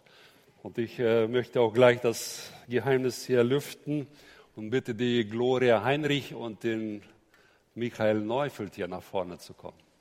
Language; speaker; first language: German; native; German